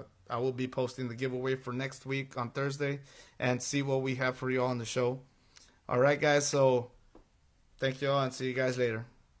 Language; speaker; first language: English; early bilingual, other home language; Spanish